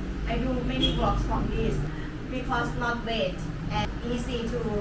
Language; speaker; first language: English; non-native, learner; Thai